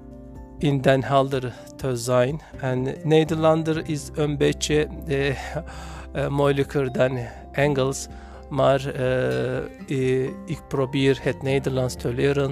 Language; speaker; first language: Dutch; non-native, learner; Turkish